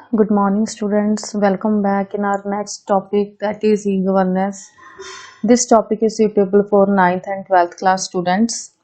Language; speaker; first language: English; non-native, local second language; Punjabi